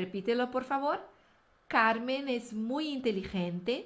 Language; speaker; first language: Spanish; non-native, fluent; Portuguese